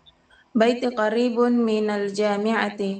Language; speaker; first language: Arabic; non-native, learner; Indonesian